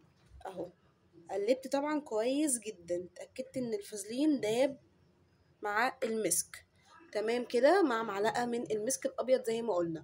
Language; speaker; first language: Arabic; native; Arabic